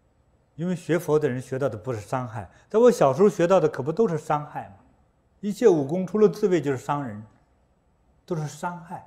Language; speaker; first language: Chinese; native; Chinese